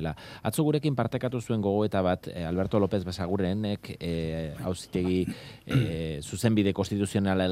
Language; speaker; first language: Basque; native; Basque